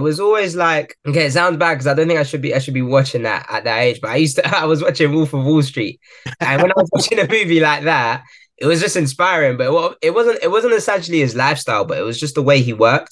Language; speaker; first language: English; native; English